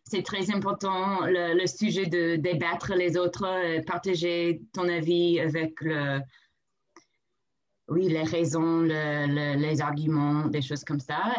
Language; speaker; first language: French; non-native, learner; English